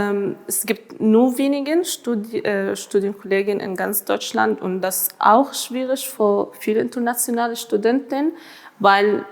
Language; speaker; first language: German; non-native, fluent; Arabic